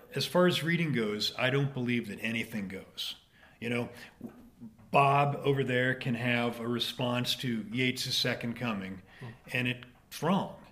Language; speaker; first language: English; native; English